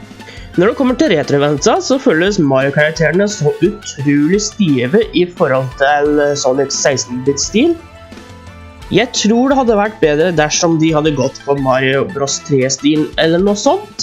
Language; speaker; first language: Norwegian; native; Norwegian